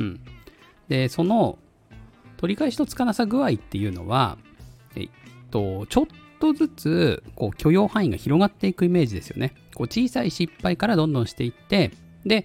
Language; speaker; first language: Japanese; native; Japanese